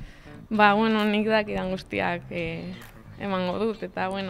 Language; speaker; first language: Basque; non-native, local second language; Spanish